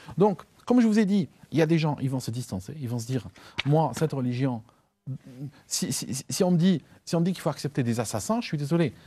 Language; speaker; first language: French; non-native, local second language; Arabic